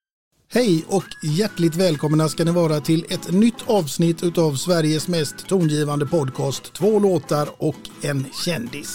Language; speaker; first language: Swedish; native; Swedish